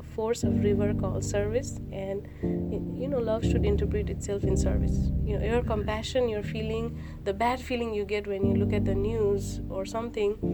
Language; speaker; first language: English; non-native, local second language; Nepali